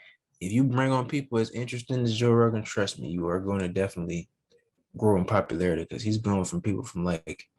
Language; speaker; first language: English; native; English